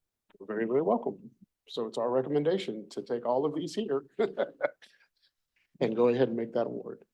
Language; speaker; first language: English; native; English